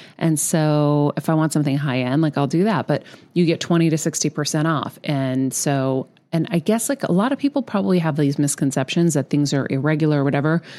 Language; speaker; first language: English; early bilingual, other home language; Greek